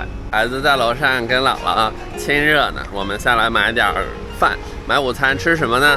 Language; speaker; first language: Chinese; native; Chinese